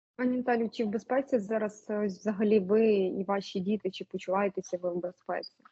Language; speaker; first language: Ukrainian; native; Ukrainian